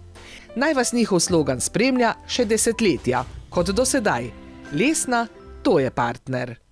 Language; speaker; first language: Slovenian; native; Slovenian